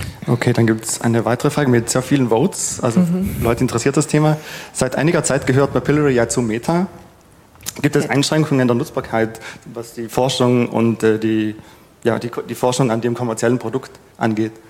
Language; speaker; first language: German; native; German